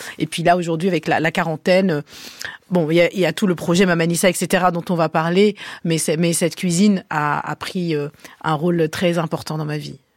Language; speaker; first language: French; early bilingual, other home language; Arabic